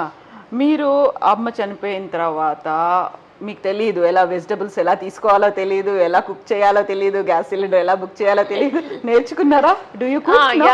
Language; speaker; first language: Telugu; native; Telugu